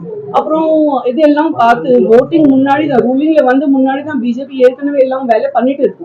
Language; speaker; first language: Tamil; non-native, learner; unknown